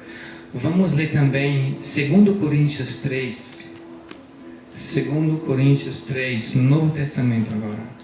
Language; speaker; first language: Portuguese; non-native, fluent; German